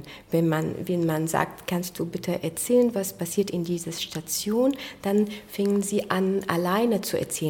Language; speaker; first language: German; non-native, fluent; Arabic